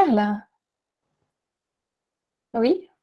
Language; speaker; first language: French; native; French